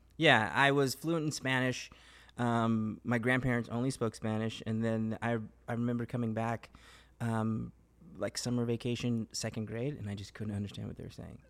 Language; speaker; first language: English; early bilingual, other home language; Spanish